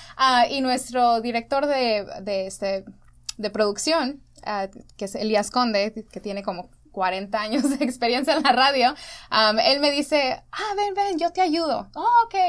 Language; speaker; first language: Spanish; early bilingual, other home language; English